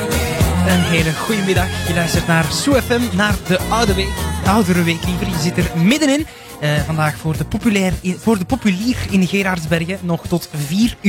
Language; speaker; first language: Dutch; native; Dutch